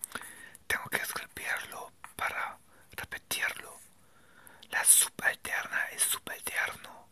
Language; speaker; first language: Spanish; non-native, learner; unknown